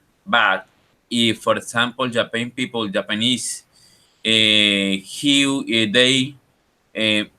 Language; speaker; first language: English; non-native, learner; Spanish